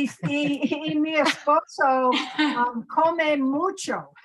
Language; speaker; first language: Spanish; non-native, learner; English